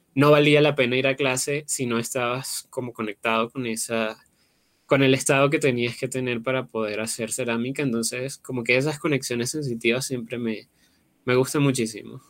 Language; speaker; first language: Spanish; native; Spanish